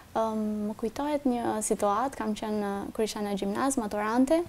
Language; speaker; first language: Albanian; native; Albanian